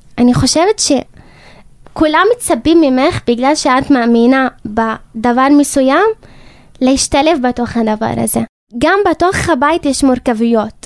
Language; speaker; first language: Hebrew; non-native, local second language; Arabic